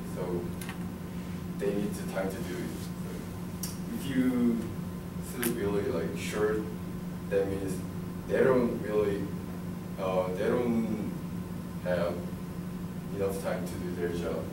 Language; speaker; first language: English; non-native, learner; Korean